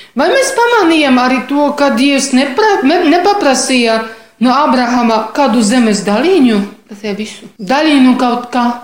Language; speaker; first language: Latvian; non-native, fluent; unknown